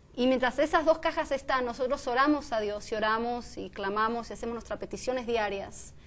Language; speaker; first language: Spanish; native; Spanish